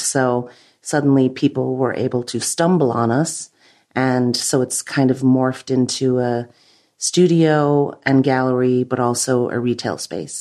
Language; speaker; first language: English; native; English